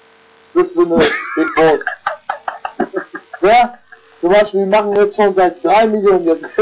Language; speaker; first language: German; non-native, local second language; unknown